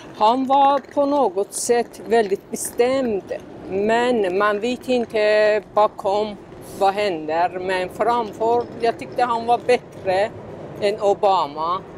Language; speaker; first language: Swedish; non-native, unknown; Persian